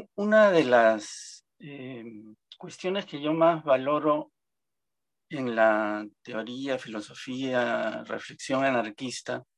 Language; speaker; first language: Spanish; native; Spanish